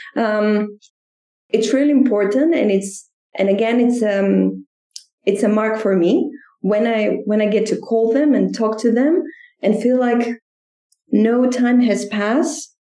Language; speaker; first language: English; non-native, fluent; Greek